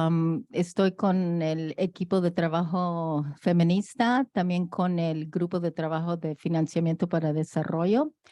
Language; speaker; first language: Spanish; early bilingual, heritage; Spanish